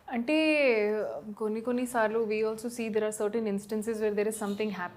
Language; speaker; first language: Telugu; non-native, fluent; Hindi